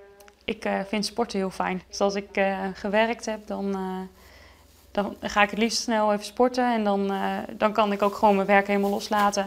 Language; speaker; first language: Dutch; native; Dutch